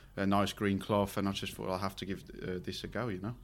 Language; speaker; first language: English; non-native, fluent; Swiss German